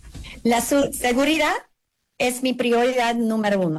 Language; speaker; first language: Spanish; early bilingual, heritage; English